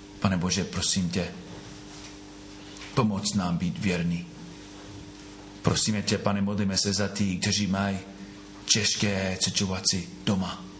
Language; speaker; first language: Czech; non-native, fluent; English